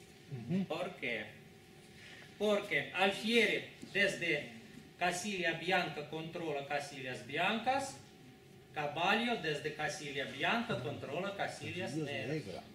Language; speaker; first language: Spanish; non-native, fluent; Russian